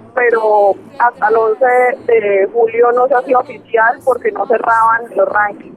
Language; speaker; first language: Spanish; native; Spanish